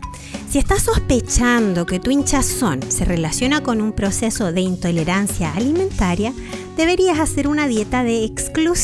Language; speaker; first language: Spanish; native; Spanish